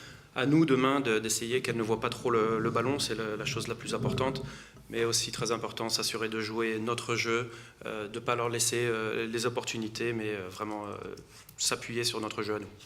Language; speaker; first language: French; native; French